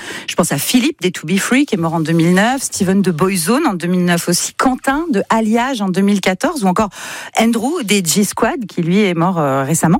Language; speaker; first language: French; native; French